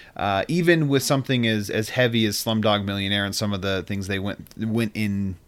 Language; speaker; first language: English; native; English